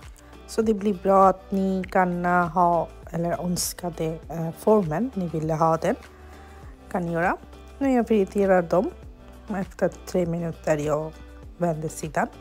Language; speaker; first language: Swedish; non-native, learner; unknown